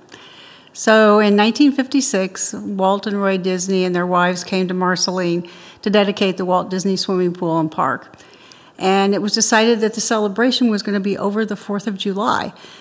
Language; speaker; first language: English; native; English